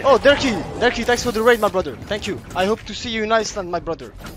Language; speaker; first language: English; non-native, fluent; French